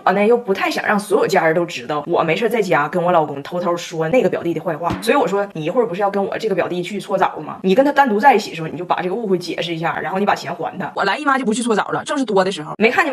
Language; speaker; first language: Chinese; native; Chinese